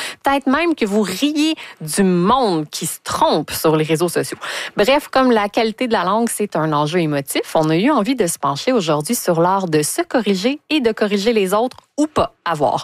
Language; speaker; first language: French; native; French